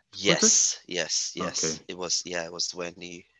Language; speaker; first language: English; non-native, local second language; Yoruba